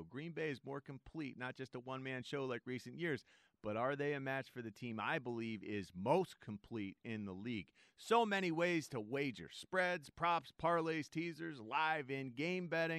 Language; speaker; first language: English; native; English